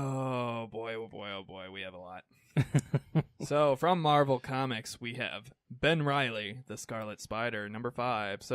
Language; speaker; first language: English; native; English